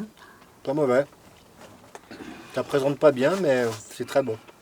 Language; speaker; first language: French; native; French